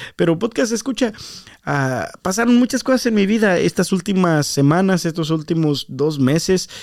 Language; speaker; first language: Spanish; early bilingual, heritage; Spanish